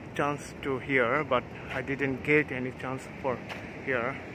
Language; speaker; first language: English; non-native, local second language; Bangla